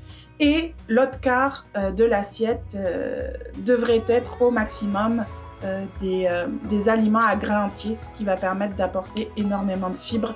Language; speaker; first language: French; native; French